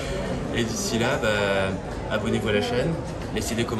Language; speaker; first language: French; native; French